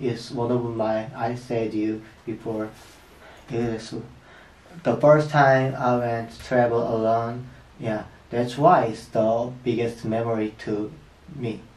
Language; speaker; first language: English; non-native, learner; Korean